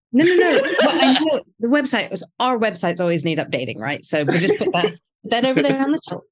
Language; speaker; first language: English; native; English